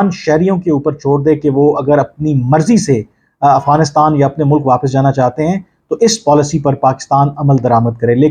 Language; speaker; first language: Urdu; native; Urdu